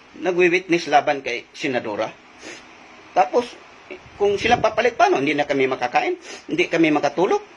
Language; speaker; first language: Filipino; non-native, local second language; Cebuano